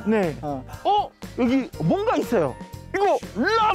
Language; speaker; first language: Korean; non-native, fluent; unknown